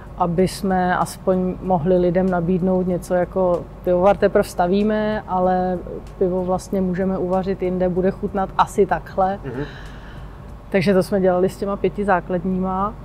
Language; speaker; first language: Czech; native; Czech